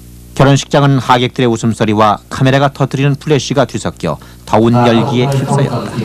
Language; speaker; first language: Korean; native; Korean